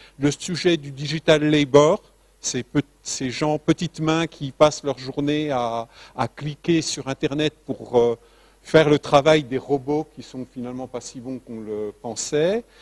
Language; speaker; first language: French; native; French